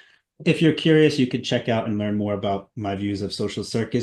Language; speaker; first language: English; native; English